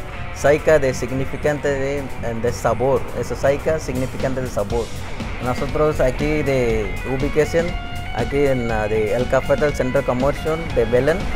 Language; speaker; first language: Spanish; non-native, learner; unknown